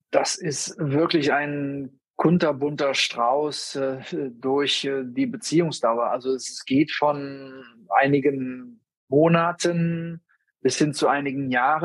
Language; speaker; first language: German; native; German